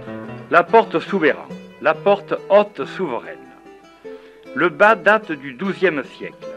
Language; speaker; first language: French; native; French